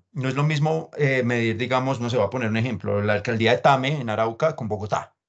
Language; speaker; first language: Spanish; native; Spanish